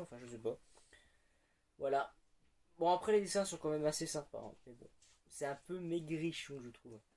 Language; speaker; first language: French; native; French